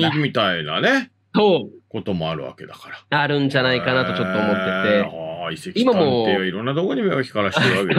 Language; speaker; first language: Japanese; native; Japanese